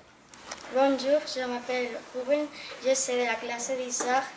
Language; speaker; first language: French; non-native, learner; Catalan